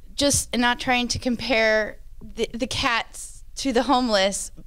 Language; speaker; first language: English; native; English